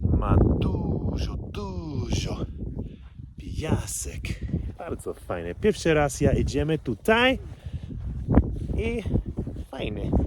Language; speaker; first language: Polish; non-native, learner; English